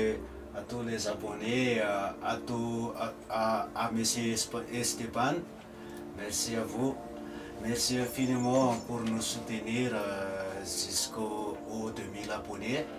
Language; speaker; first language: French; non-native, local second language; Malagasy